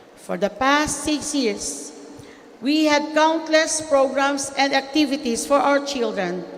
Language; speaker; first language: English; non-native, local second language; Filipino